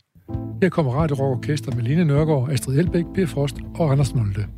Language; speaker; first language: Danish; native; Danish